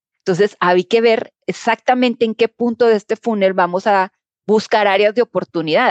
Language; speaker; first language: Spanish; native; Spanish